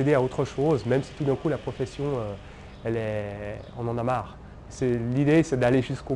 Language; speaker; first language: French; native; French